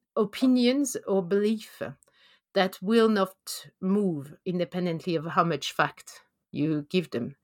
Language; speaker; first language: English; non-native, fluent; French